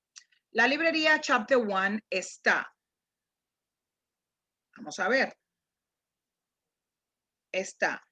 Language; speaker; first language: Spanish; non-native, fluent; English